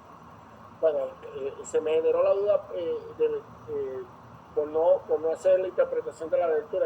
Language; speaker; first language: Spanish; native; Spanish